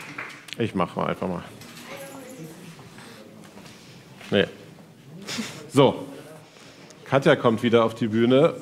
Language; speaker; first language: German; native; German